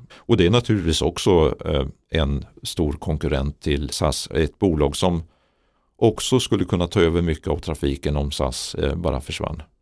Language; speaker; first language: Swedish; native; Swedish